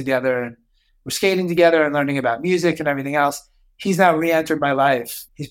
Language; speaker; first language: English; native; English